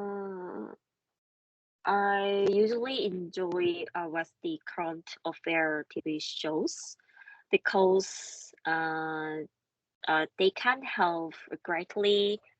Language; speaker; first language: English; non-native, learner; Korean